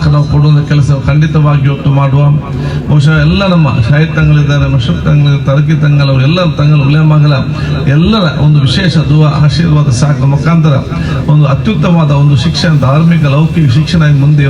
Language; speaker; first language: Kannada; non-native, local second language; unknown